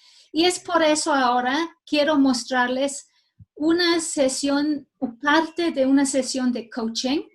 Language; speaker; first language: Spanish; non-native, fluent; English